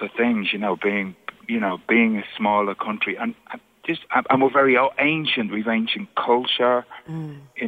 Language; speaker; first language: English; native; English